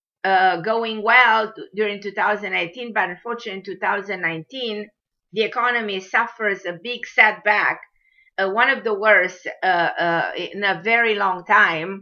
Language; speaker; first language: English; non-native, fluent; Romanian